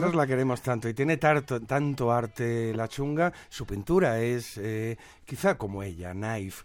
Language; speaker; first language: Spanish; native; Spanish